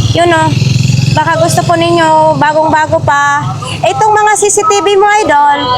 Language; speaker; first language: Filipino; non-native, local second language; Cebuano